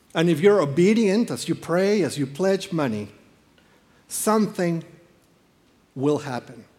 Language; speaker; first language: English; non-native, fluent; Spanish